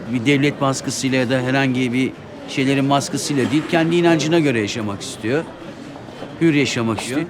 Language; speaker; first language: Turkish; native; Turkish